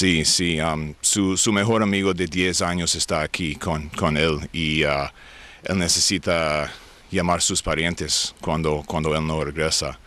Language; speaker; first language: Spanish; non-native, learner; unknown